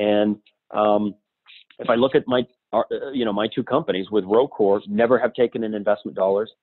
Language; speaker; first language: English; native; English